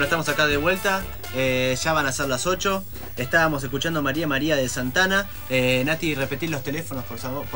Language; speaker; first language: Spanish; native; Spanish